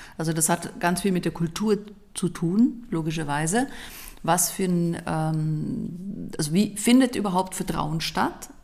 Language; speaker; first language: German; native; German